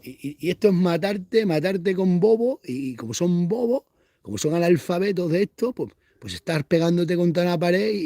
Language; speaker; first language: Spanish; native; Spanish